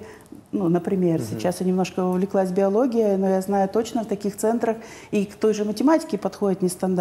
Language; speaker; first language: Russian; native; Russian